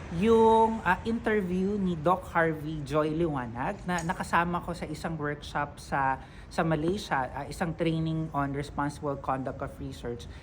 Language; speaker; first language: Filipino; native; Filipino